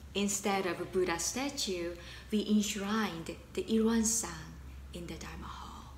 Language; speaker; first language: English; non-native, fluent; Korean